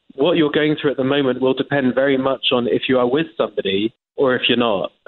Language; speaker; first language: English; native; English